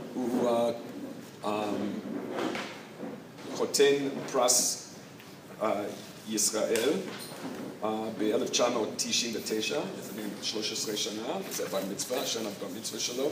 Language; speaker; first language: Hebrew; non-native, fluent; English